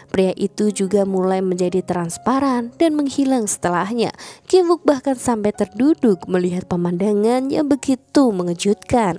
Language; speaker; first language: Indonesian; native; Indonesian